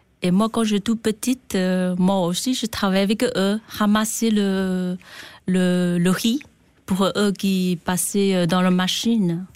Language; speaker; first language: French; non-native, learner; Chinese